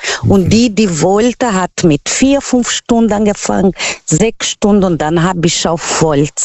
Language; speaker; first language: German; non-native, learner; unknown